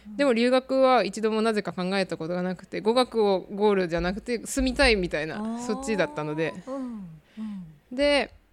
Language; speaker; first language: Japanese; native; Japanese